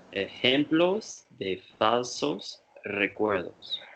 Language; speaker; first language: Spanish; non-native, learner; English